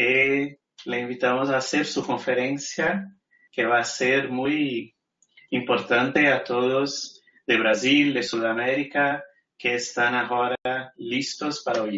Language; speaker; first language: Spanish; non-native, fluent; Portuguese